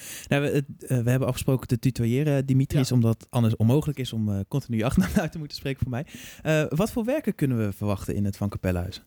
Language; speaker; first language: Dutch; native; Dutch